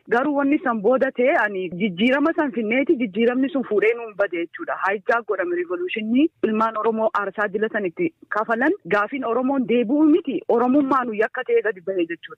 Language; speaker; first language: Oromo; native; Oromo